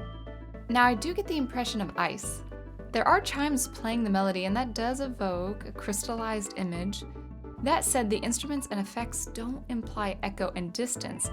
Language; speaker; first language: English; native; English